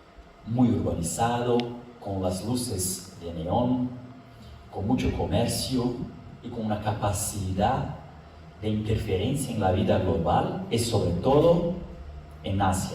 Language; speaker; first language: Spanish; non-native, fluent; Portuguese